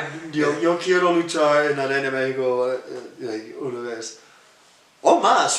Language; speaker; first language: Spanish; non-native, learner; English